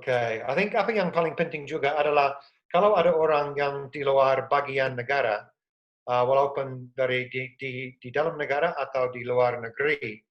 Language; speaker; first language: Indonesian; non-native, fluent; English